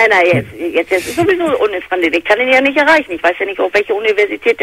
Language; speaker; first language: German; native; German